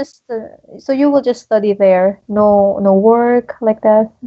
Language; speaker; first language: English; non-native, local second language; Filipino